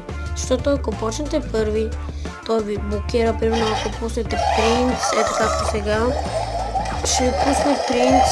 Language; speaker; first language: Bulgarian; native; Bulgarian